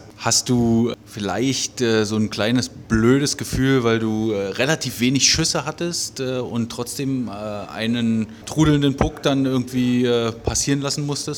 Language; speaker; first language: German; native; German